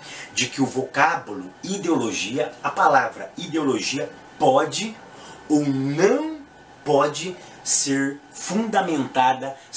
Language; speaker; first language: Portuguese; native; Portuguese